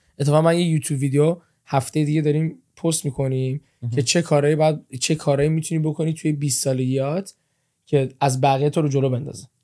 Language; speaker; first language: Persian; early bilingual, heritage; Persian